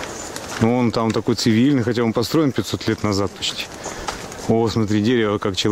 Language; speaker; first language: Russian; native; Russian